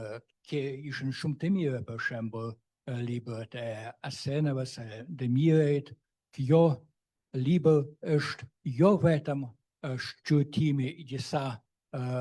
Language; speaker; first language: Albanian; non-native, fluent; Russian